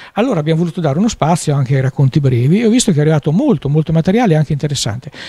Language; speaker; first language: Italian; native; Italian